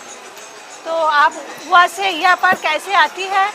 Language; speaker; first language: Hindi; non-native, local second language; Bangla